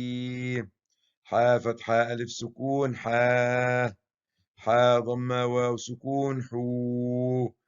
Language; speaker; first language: Arabic; non-native, fluent; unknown